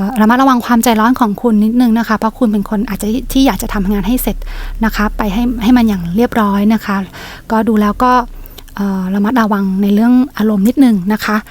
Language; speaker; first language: Thai; native; Thai